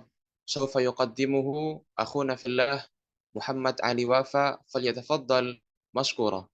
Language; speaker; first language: Arabic; non-native, learner; Indonesian